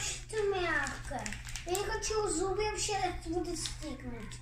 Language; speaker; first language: Russian; early bilingual, heritage; Russian